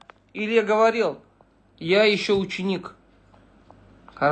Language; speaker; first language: Russian; non-native, local second language; Uzbek